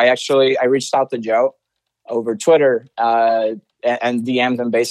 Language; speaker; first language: English; non-native, fluent; Spanish